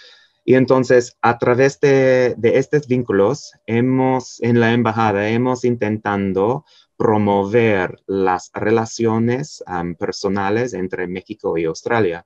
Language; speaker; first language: Spanish; non-native, fluent; English